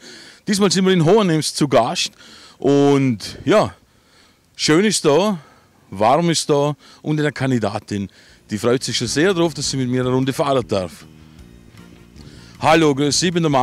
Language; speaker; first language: German; native; German